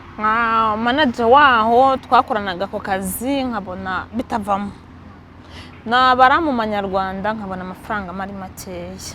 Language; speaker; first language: Kinyarwanda; early bilingual, heritage; Kinyarwanda